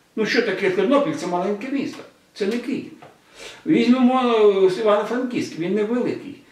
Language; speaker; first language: Ukrainian; non-native, local second language; Russian